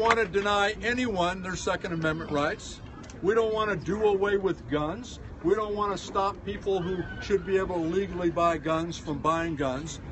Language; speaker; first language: English; native; English